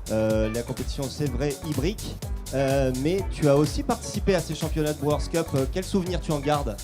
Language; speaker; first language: French; native; French